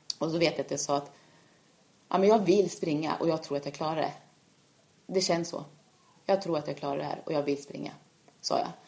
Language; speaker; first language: Swedish; native; Swedish